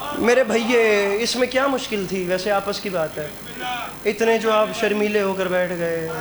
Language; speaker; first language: Urdu; non-native, local second language; Punjabi